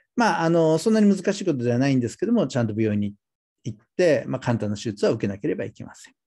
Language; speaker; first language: Japanese; native; Japanese